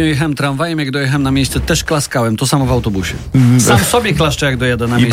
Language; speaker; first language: Polish; native; Polish